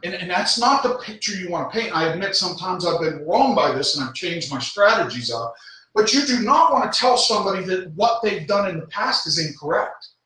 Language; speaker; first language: English; native; English